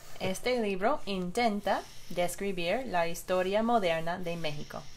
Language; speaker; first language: Spanish; non-native, fluent; English